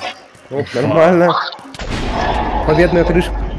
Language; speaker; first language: Russian; native; Russian